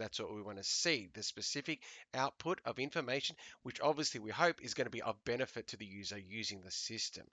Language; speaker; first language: English; native; English